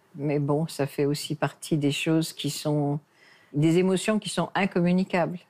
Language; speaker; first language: French; native; French